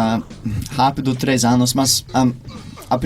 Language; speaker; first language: Portuguese; non-native, fluent; English